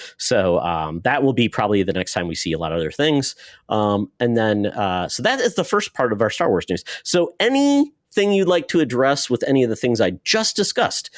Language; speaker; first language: English; native; English